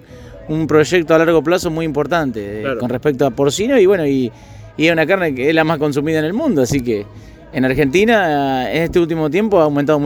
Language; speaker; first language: Spanish; native; Spanish